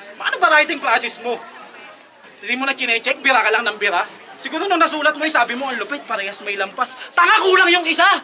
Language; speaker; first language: Filipino; native; Filipino